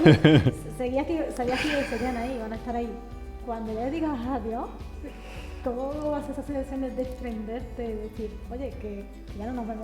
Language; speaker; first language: Spanish; native; Spanish